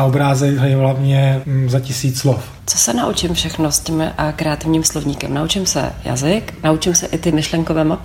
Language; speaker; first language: Czech; native; Czech